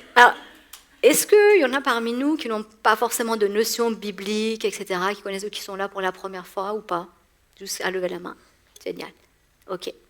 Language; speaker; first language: French; early bilingual, other home language; Persian